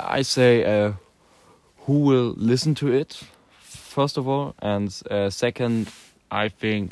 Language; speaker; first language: English; non-native, learner; German